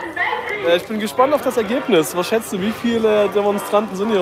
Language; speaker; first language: German; native; German